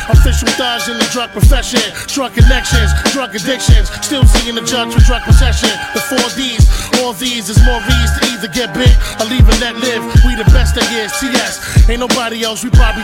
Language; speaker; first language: English; native; English